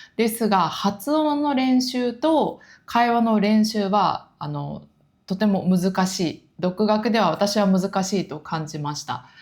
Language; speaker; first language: Japanese; native; Japanese